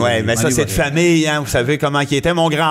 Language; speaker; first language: French; native; French